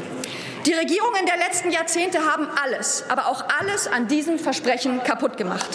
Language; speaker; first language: German; early bilingual, other home language; Turkish